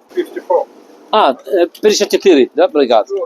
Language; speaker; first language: Russian; non-native, learner; Dutch